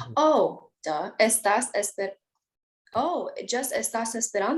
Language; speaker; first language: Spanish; non-native, learner; English